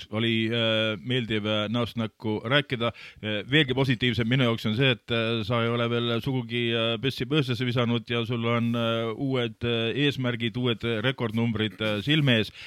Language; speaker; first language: Estonian; native; Estonian